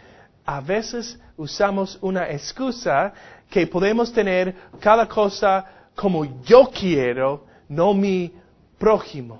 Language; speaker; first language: Spanish; non-native, fluent; English